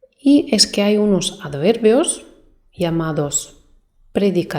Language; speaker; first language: Spanish; non-native, fluent; Russian